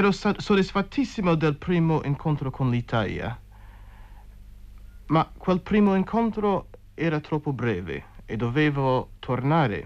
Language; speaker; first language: Italian; non-native, fluent; English